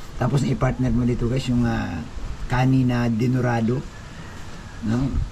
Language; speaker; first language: Filipino; non-native, local second language; Cebuano